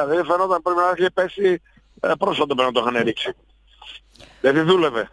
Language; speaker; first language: Greek; native; Greek